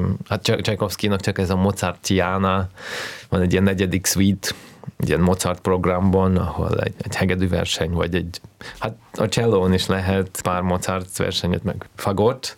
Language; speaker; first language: Hungarian; early bilingual, heritage; Hungarian